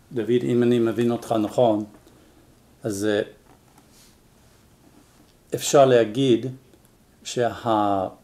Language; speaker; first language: Hebrew; non-native, fluent; English